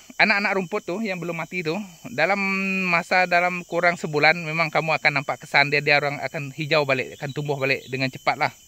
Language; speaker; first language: Malay; non-native, local second language; Iban